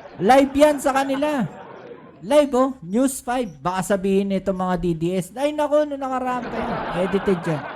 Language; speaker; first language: Filipino; native; Filipino